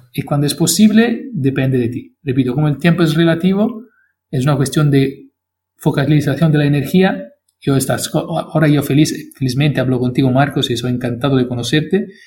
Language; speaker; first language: Spanish; non-native, fluent; Italian